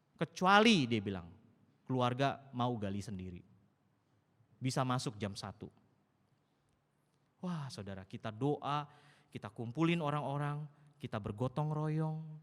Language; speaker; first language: Indonesian; native; Indonesian